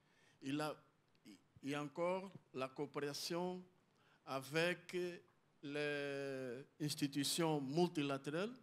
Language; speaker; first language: French; non-native, learner; Portuguese